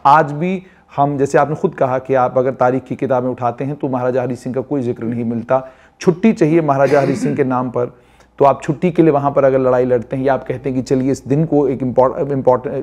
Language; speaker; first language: Hindi; non-native, local second language; Kashmiri